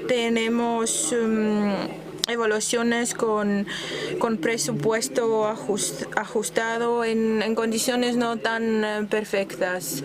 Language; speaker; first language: Spanish; non-native, fluent; German